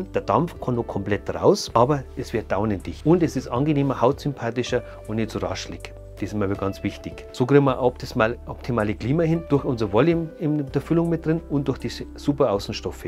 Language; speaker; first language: German; native; German